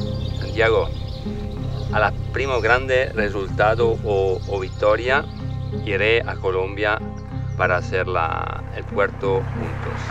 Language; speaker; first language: Spanish; non-native, learner; Italian